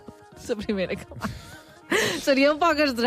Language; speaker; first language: Catalan; native; Catalan